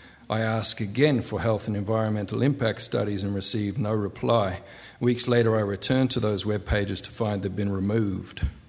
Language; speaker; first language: English; native; English